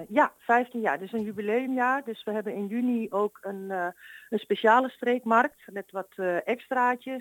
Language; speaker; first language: Dutch; native; Dutch